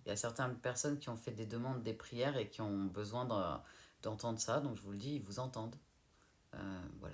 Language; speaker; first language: French; native; French